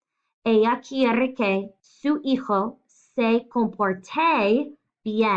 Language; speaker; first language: Spanish; non-native, fluent; English